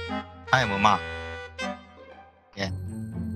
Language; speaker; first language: English; non-native, learner; Japanese